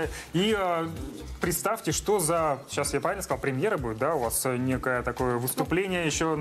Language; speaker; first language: Russian; native; Russian